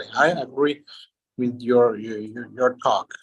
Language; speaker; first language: English; non-native, learner; Chinese